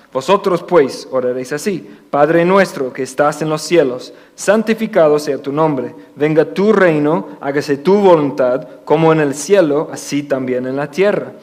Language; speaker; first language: Spanish; non-native, fluent; English